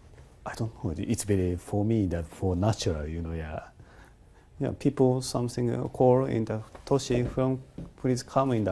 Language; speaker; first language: English; non-native, learner; Japanese